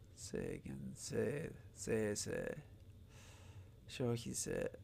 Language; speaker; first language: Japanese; non-native, learner; Spanish